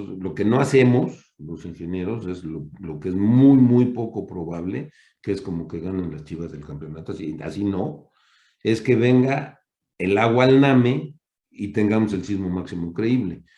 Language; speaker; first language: Spanish; native; Spanish